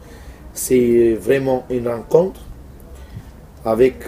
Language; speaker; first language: French; non-native, fluent; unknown